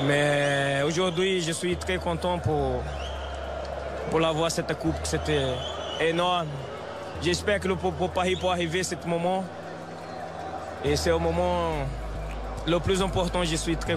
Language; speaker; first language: French; non-native, fluent; Portuguese